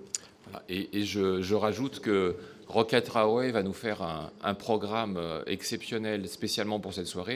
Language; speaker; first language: French; native; French